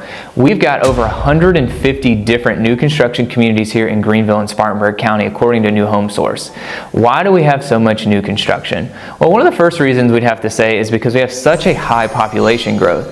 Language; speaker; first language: English; native; English